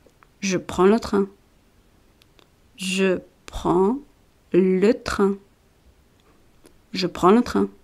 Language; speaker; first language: French; non-native, fluent; Spanish